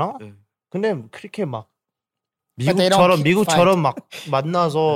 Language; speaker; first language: Korean; early bilingual, heritage; Korean